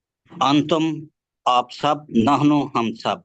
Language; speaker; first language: Arabic; non-native, learner; Urdu